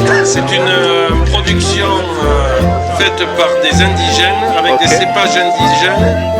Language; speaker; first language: French; native; French